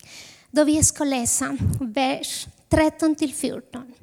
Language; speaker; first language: Swedish; non-native, fluent; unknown